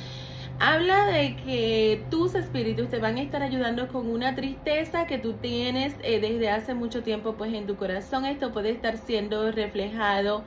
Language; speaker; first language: Spanish; native; Spanish